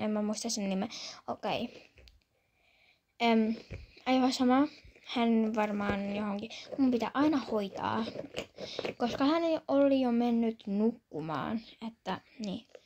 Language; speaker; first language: Finnish; early bilingual, other home language; Polish